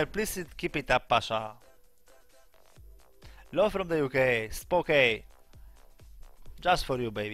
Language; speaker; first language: English; non-native, learner; Polish